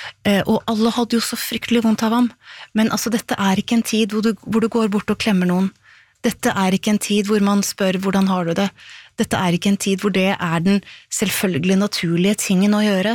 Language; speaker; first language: Norwegian; native; Norwegian